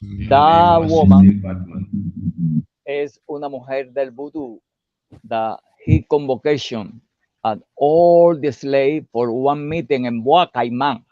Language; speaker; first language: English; non-native, learner; Spanish